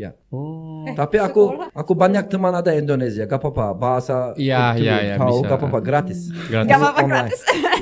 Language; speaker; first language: Indonesian; non-native, learner; Turkish